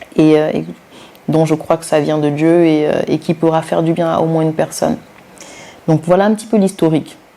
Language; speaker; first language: French; non-native, local second language; Wolof